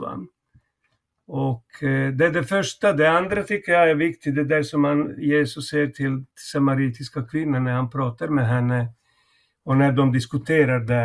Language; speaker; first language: Swedish; non-native, fluent; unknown